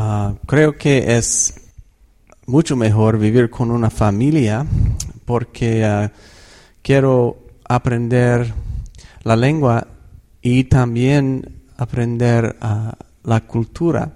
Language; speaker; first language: Spanish; non-native, fluent; English